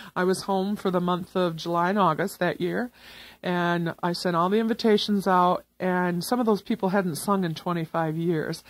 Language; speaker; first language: English; native; English